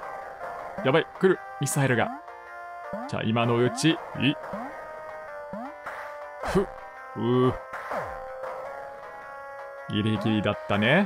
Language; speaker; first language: Japanese; non-native, fluent; English